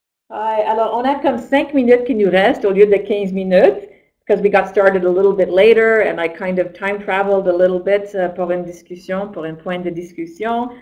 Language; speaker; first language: French; non-native, fluent; English